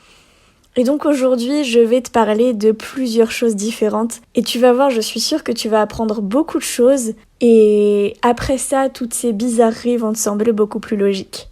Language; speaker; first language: French; native; French